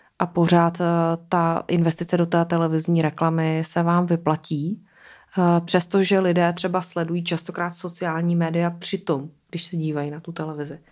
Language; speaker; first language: Czech; native; Czech